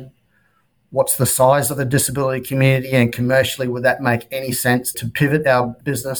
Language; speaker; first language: English; native; English